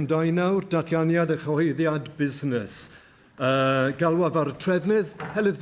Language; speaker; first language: Welsh; native; Welsh